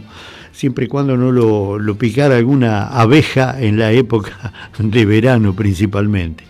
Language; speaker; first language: Spanish; native; Spanish